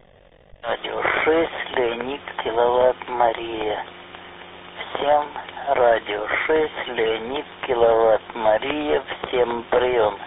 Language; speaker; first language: Russian; native; Russian